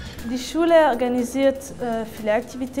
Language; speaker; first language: German; non-native, learner; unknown